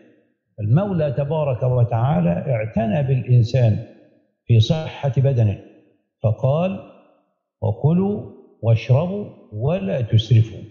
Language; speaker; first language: Arabic; native; Arabic